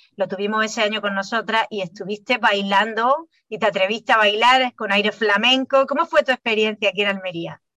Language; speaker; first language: Spanish; native; Spanish